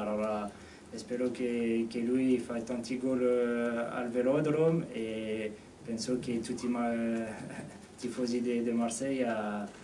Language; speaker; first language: Italian; non-native, fluent; French